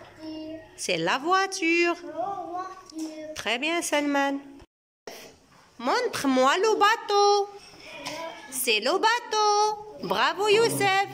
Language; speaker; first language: French; non-native, local second language; Arabic